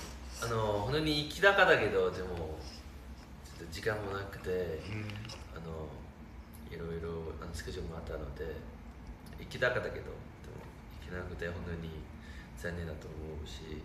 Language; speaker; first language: Japanese; non-native, fluent; Chinese